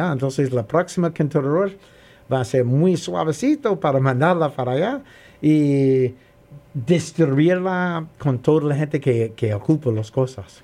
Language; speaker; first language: Spanish; non-native, learner; English